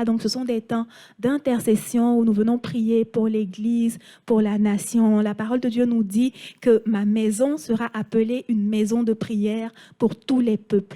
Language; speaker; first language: French; non-native, local second language; Haitian Creole